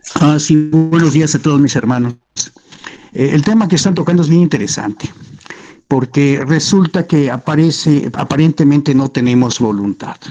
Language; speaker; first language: Spanish; native; Spanish